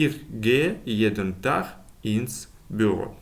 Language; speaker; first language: German; non-native, fluent; Ukrainian